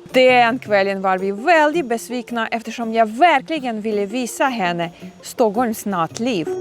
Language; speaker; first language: Swedish; non-native, fluent; Ukrainian